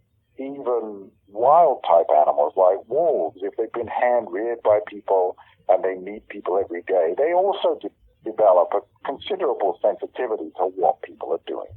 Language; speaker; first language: English; native; English